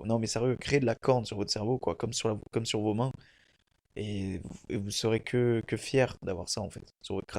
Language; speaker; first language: French; native; French